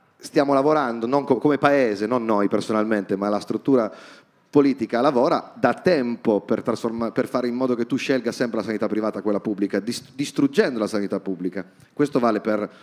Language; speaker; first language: Italian; native; Italian